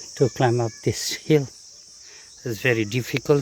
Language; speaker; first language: English; non-native, learner; Nepali